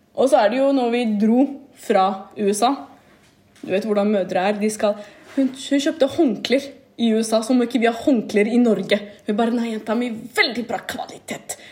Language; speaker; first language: Norwegian; early bilingual, other home language; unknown